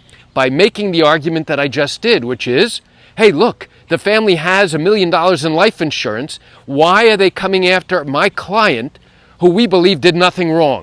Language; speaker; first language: English; native; English